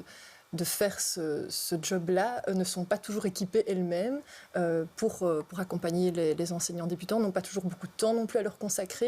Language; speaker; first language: French; native; French